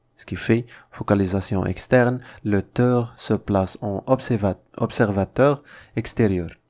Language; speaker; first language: French; non-native, local second language; Arabic